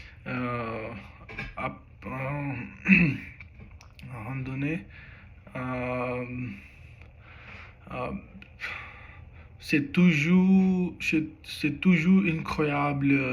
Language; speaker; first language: French; non-native, learner; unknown